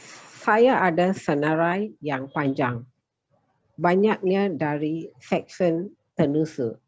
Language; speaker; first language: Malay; non-native, learner; Tamil